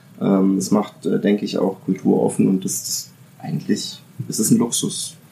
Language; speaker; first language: German; early bilingual, other home language; Italian